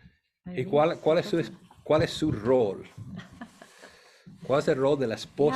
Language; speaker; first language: Spanish; non-native, fluent; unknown